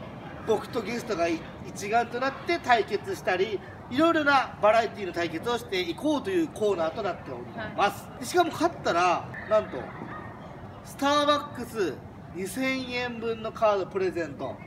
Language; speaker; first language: Japanese; native; Japanese